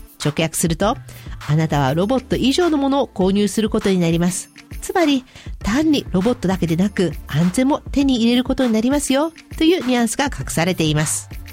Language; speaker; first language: Japanese; native; Japanese